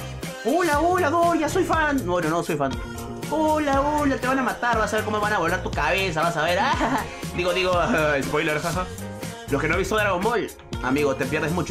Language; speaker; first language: Spanish; native; Spanish